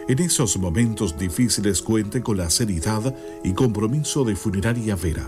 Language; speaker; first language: Spanish; native; Spanish